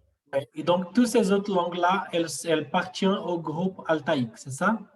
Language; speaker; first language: French; non-native, fluent; Portuguese